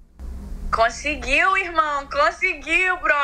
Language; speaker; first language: Portuguese; early bilingual, heritage; Portuguese